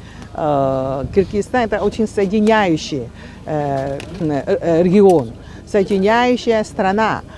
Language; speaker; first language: Russian; non-native, fluent; Chinese